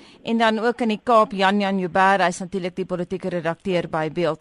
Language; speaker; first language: Afrikaans; native; Afrikaans